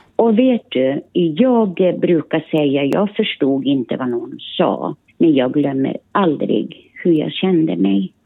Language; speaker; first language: Swedish; early bilingual, other home language; Finnish